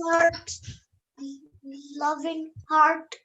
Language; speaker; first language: English; non-native, learner; Urdu